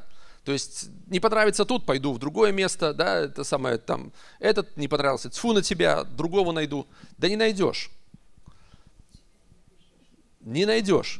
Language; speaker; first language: Russian; native; Russian